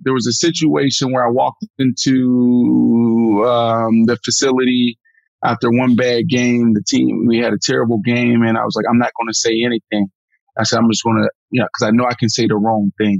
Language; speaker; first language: English; native; English